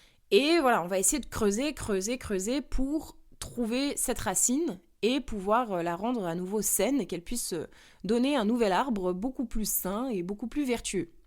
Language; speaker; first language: French; native; French